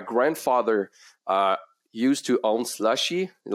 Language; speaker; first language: English; non-native, fluent; French